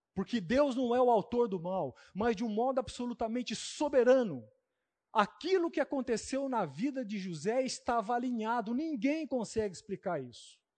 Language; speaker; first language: Portuguese; native; Portuguese